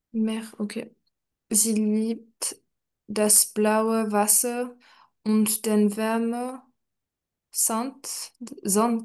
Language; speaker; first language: German; non-native, learner; French